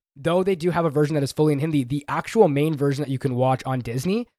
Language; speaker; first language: English; early bilingual, other home language; Hindi